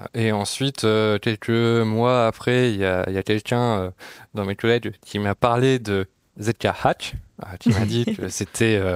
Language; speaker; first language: French; native; French